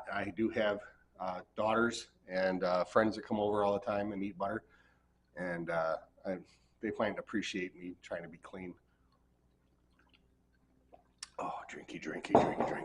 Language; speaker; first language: English; native; English